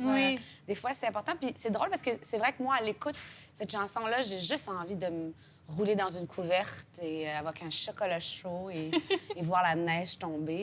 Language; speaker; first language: French; native; French